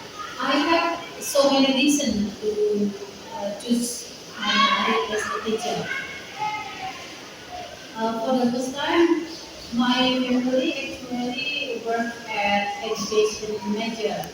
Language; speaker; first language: English; non-native, learner; Indonesian